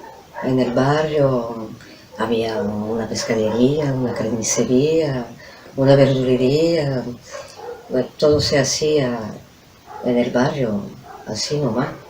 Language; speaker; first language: Spanish; non-native, fluent; French